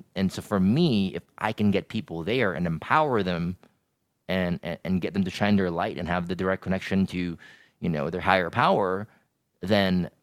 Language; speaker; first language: English; non-native, local second language; Filipino